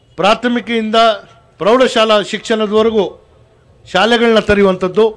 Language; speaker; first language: Kannada; non-native, local second language; Urdu